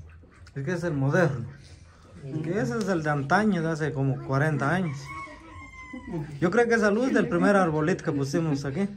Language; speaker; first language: Spanish; native; Spanish